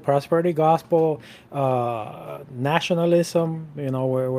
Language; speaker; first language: English; non-native, fluent; Spanish